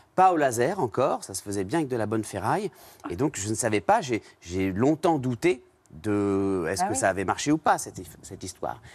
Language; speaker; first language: French; native; French